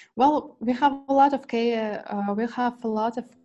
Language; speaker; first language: English; non-native, fluent; Russian